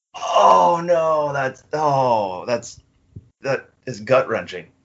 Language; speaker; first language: English; native; English